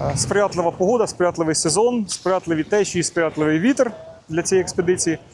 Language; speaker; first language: Ukrainian; native; Ukrainian